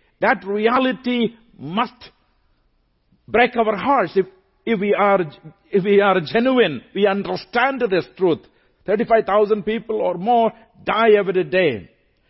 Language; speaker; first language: English; non-native, local second language; Malayalam